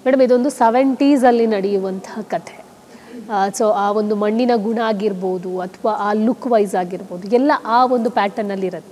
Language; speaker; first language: Kannada; native; Kannada